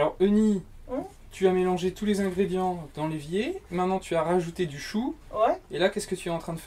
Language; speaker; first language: French; native; French